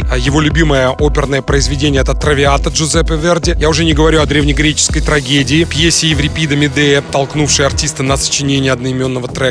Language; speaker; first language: Russian; native; Russian